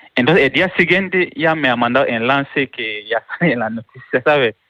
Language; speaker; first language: Spanish; non-native, learner; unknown